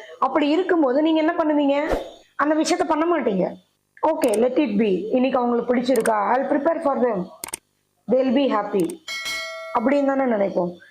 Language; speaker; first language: Tamil; native; Tamil